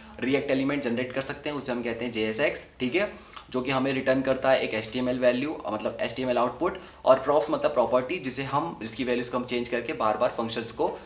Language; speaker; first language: Hindi; native; Hindi